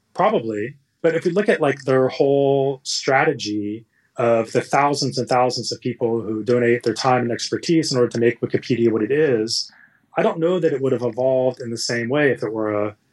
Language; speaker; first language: English; native; English